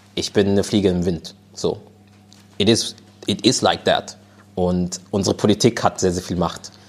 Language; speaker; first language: German; native; German